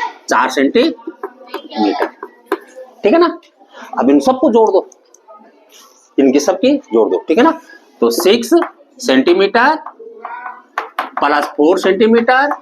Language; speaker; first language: Hindi; native; Hindi